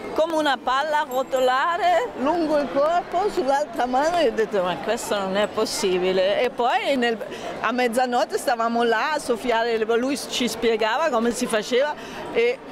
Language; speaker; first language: Italian; non-native, fluent; German